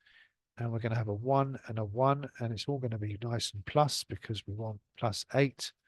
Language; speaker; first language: English; native; English